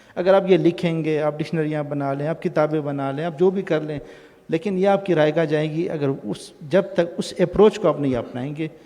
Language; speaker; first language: Urdu; non-native, local second language; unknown